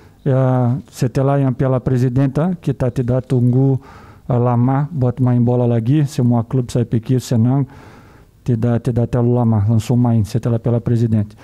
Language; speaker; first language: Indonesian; non-native, learner; Portuguese